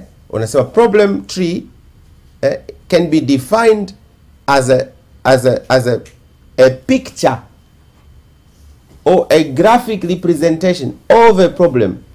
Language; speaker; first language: English; non-native, local second language; Swahili